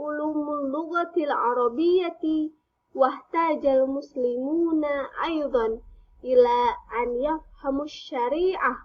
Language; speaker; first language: Arabic; non-native, fluent; Indonesian